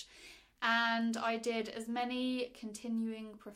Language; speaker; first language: English; native; English